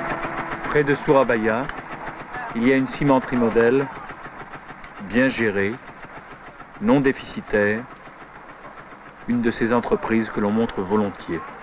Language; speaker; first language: French; native; French